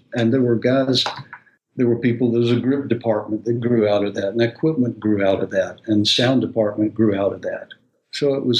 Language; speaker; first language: English; native; English